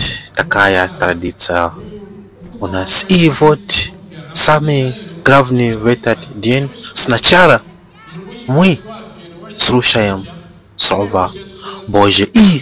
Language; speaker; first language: Russian; non-native, learner; Bemba